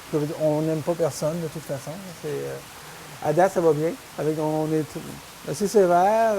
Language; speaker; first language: French; native; French